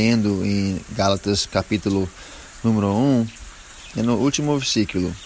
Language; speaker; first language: Portuguese; non-native, learner; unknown